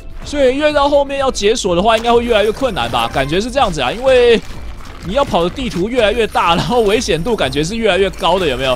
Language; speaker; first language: Chinese; native; Chinese